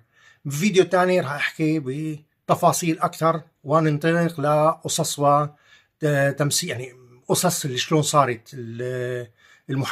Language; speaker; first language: Arabic; native; Arabic